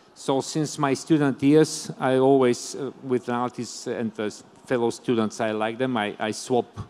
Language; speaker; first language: English; non-native, fluent; Bulgarian